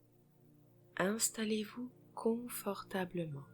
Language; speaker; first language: French; native; French